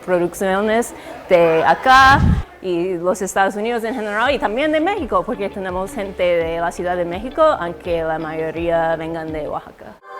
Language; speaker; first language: Spanish; non-native, fluent; English